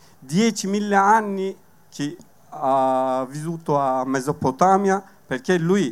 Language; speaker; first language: Italian; non-native, learner; Kurdish